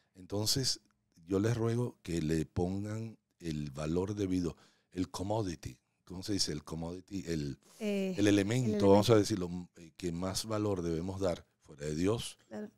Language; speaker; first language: Spanish; non-native, local second language; Hungarian